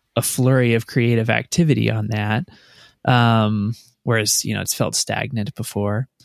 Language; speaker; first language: English; native; English